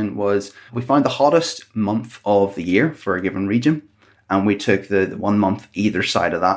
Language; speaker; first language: English; native; English